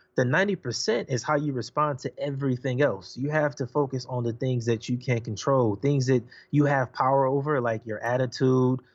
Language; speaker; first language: English; native; English